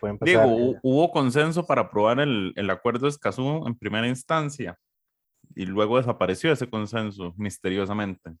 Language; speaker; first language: Spanish; native; Spanish